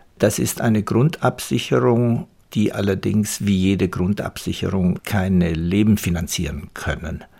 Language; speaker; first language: German; native; German